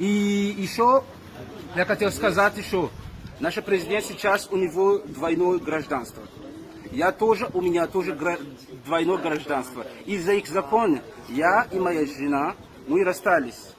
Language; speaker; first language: Russian; non-native, fluent; Malagasy